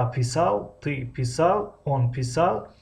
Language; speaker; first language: Russian; non-native, fluent; Tajik